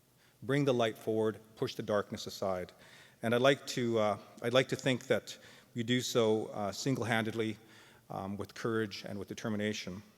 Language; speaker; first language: English; native; English